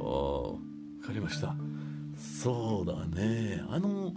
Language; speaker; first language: Japanese; non-native, learner; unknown